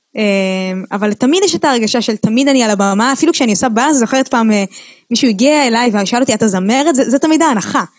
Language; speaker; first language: Hebrew; native; Hebrew